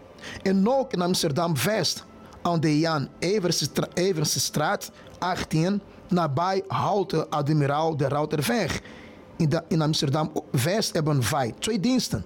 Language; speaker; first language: Dutch; non-native, fluent; Portuguese